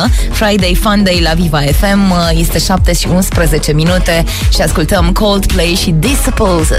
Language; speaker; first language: Romanian; native; Romanian